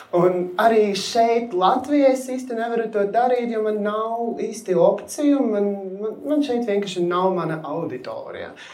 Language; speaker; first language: Latvian; non-native, local second language; Russian